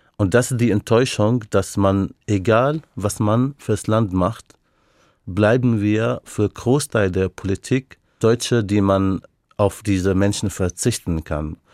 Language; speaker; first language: German; non-native, fluent; Arabic